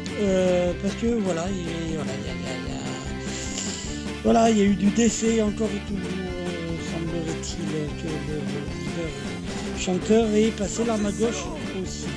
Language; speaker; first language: French; native; French